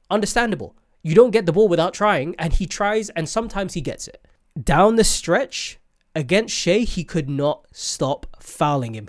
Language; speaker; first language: English; native; English